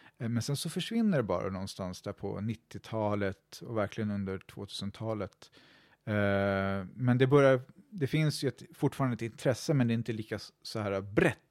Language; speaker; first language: Swedish; native; Swedish